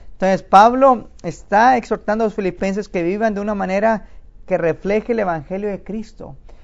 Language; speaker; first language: Spanish; native; Spanish